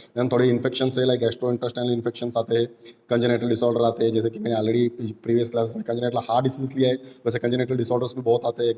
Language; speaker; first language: Hindi; non-native, local second language; Marathi